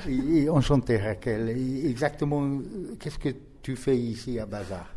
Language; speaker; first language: French; non-native, learner; English